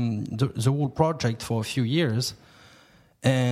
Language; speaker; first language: English; non-native, fluent; French